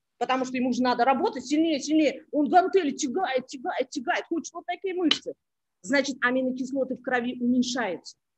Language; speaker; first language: Russian; non-native, local second language; Uzbek